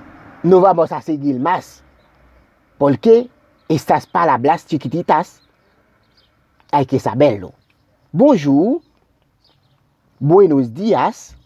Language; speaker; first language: Spanish; non-native, learner; Haitian Creole